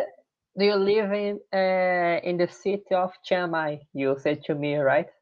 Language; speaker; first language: English; non-native, learner; Portuguese